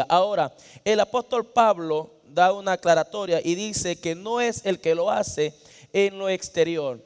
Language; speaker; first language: Spanish; native; Spanish